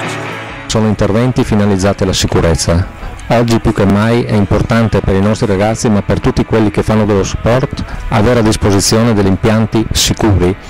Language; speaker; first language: Italian; native; Italian